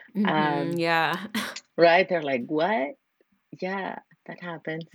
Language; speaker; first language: English; non-native, fluent; Spanish